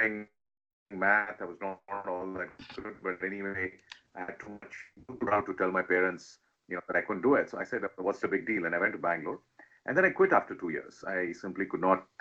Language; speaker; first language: English; non-native, local second language; Telugu